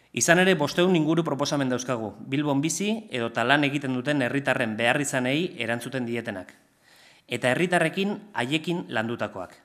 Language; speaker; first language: Basque; non-native, local second language; Spanish